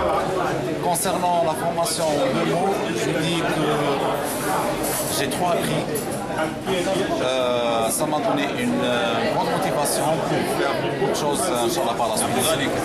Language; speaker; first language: French; non-native, local second language; Arabic